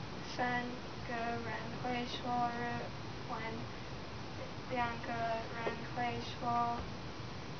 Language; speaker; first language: Chinese; non-native, learner; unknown